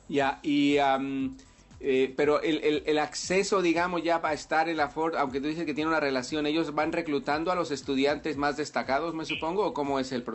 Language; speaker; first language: Spanish; native; Spanish